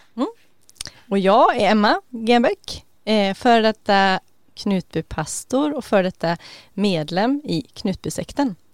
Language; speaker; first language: Swedish; native; Swedish